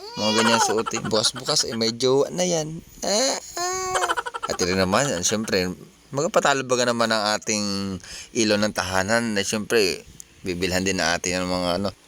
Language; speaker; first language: Filipino; native; Filipino